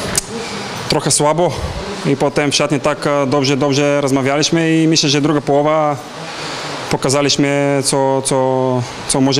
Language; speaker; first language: Polish; non-native, learner; Bulgarian